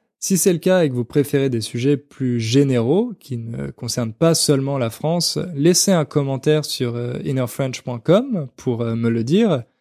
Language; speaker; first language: French; native; French